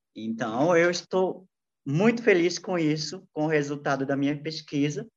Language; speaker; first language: Portuguese; non-native, local second language; Ticuna